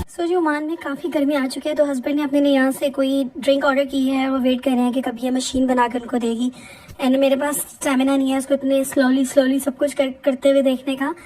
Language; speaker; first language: Urdu; native; Urdu